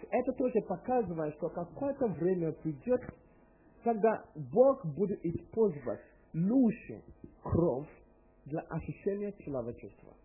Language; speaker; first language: Russian; non-native, learner; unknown